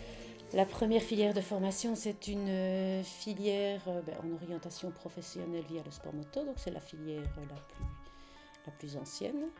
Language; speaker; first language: French; native; French